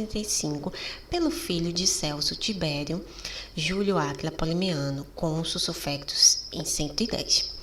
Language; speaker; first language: Portuguese; native; Portuguese